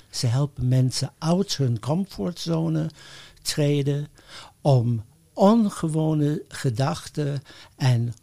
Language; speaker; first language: Dutch; non-native, fluent; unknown